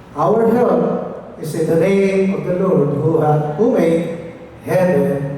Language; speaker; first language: English; non-native, local second language; Filipino